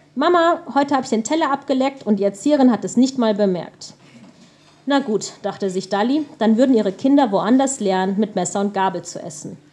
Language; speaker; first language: German; early bilingual, other home language; Punjabi